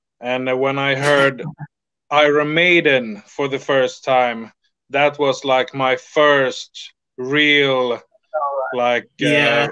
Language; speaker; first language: English; non-native, fluent; Swedish